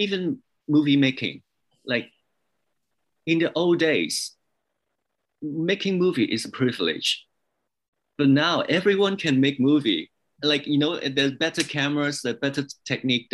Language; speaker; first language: English; non-native, local second language; Cantonese